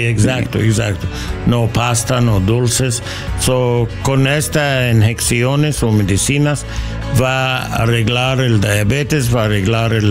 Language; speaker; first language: Spanish; non-native, learner; English